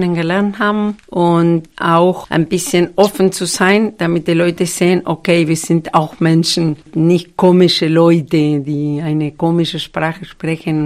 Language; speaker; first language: German; non-native, fluent; Spanish